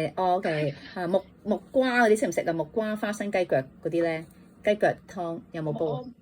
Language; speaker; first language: Cantonese; native; Cantonese